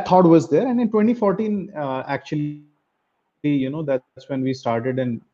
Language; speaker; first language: English; non-native, local second language; Bangla